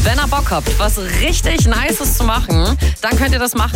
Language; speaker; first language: German; native; German